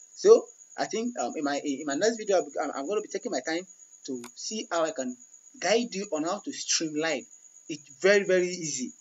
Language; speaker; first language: English; non-native, local second language; Yoruba